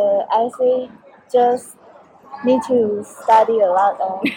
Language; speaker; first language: English; non-native, learner; Chinese